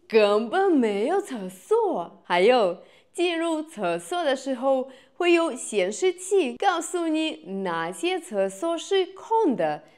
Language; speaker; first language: Chinese; non-native, fluent; Russian